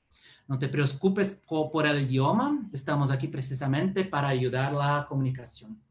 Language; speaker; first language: Spanish; non-native, fluent; Portuguese